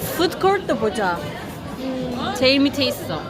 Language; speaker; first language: Korean; non-native, learner; Turkish